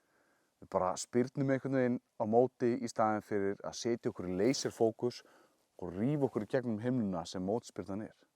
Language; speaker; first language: Icelandic; native; Icelandic